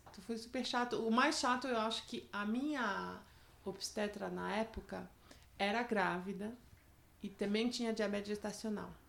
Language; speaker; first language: Portuguese; non-native, fluent; French